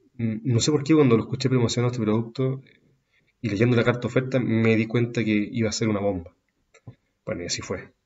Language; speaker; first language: Spanish; native; Spanish